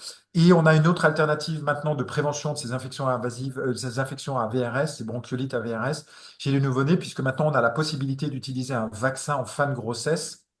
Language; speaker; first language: French; native; French